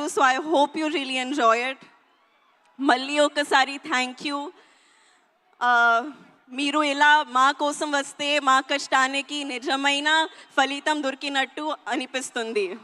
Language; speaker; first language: Telugu; non-native, learner; Hindi